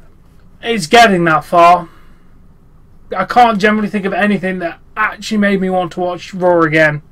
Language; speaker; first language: English; native; English